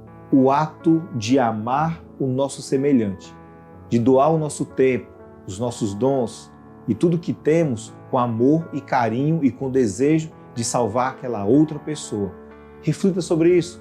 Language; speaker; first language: Portuguese; native; Portuguese